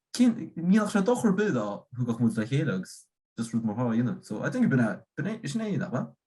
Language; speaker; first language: Irish; native; Irish